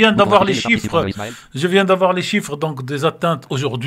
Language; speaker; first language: French; native; French